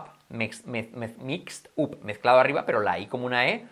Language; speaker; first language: Spanish; native; Spanish